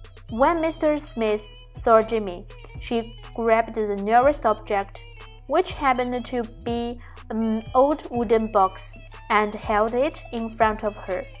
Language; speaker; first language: English; non-native, fluent; Chinese